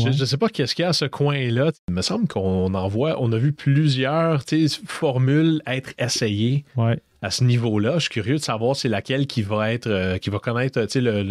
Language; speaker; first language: French; native; French